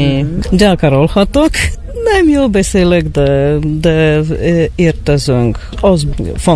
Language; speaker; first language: Hungarian; non-native, learner; Polish